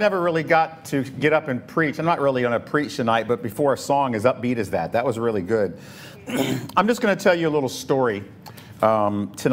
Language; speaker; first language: English; native; English